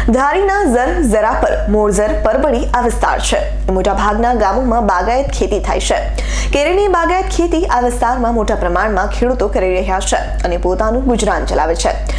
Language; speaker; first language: Gujarati; native; Gujarati